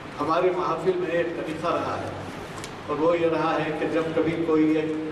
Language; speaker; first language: Urdu; native; Urdu